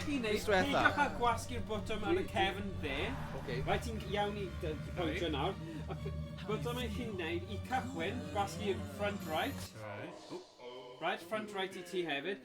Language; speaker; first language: Welsh; native; Welsh